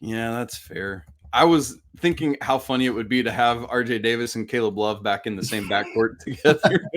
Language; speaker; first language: English; native; English